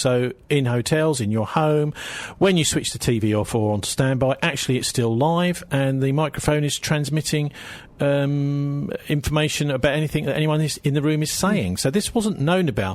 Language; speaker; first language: English; native; English